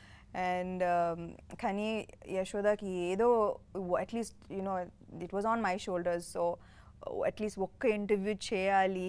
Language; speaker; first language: Telugu; non-native, local second language; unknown